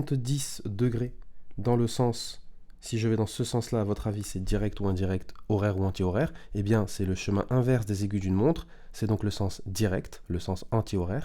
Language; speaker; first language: French; native; French